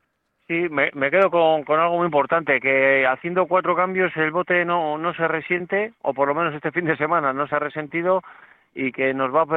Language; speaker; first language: Spanish; native; Spanish